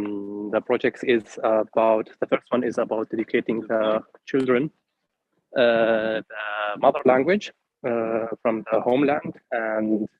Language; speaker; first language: English; non-native, fluent; Arabic